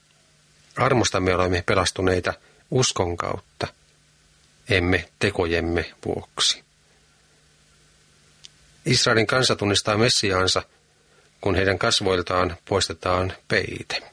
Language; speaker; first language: Finnish; native; Finnish